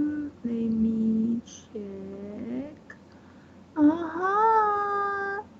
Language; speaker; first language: English; non-native, learner; Chinese